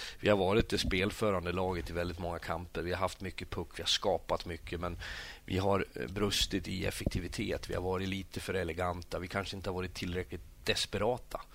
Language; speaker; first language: Swedish; native; Swedish